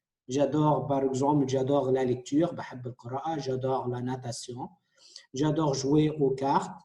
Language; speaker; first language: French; non-native, fluent; Arabic